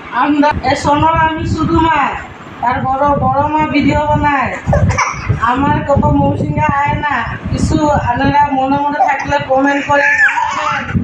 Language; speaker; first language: Bangla; non-native, local second language; Assamese